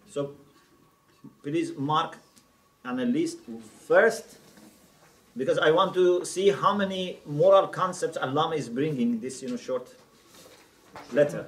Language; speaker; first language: English; non-native, fluent; Persian